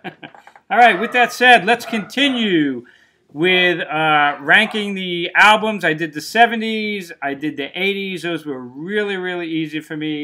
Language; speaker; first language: English; native; English